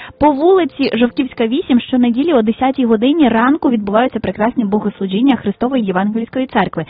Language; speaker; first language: Ukrainian; native; Ukrainian